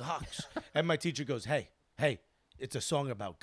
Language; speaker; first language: English; early bilingual, other home language; Spanish